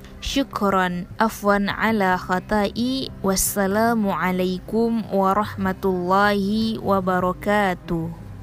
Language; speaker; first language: Arabic; non-native, learner; Indonesian